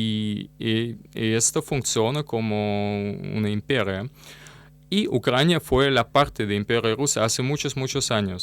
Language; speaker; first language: Spanish; non-native, learner; Russian